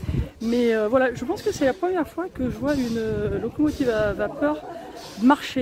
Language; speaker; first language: French; native; French